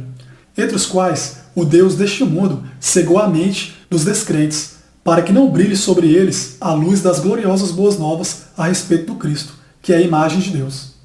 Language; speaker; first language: Portuguese; native; Portuguese